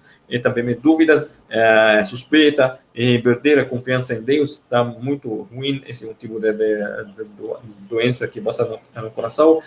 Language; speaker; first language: Portuguese; non-native, learner; Arabic